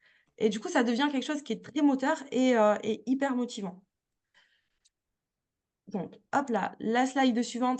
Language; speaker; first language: French; native; French